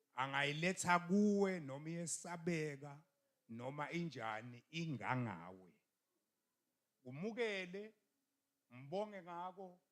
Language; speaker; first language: Zulu; non-native, local second language; Swati